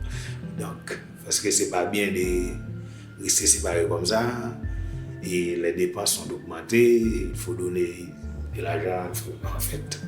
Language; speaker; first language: French; non-native, local second language; Haitian Creole